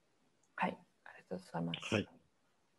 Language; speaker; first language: Japanese; non-native, fluent; English